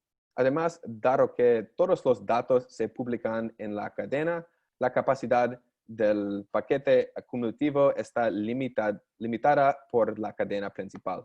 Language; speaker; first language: Spanish; non-native, learner; English